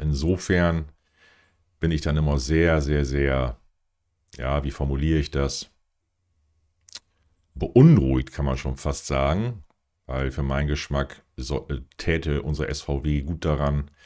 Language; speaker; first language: German; native; German